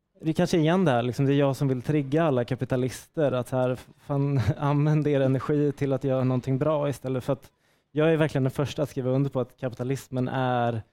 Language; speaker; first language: Swedish; native; Swedish